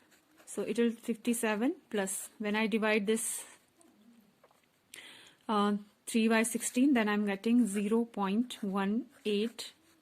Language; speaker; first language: English; non-native, local second language; Hindi